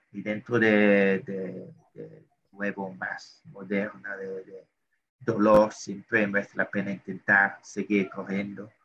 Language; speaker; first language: Spanish; non-native, fluent; English